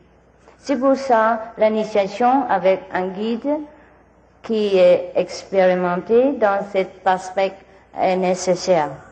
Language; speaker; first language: French; non-native, learner; Vietnamese